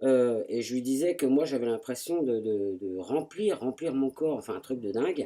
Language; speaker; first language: French; native; French